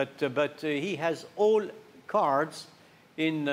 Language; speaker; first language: English; non-native, fluent; French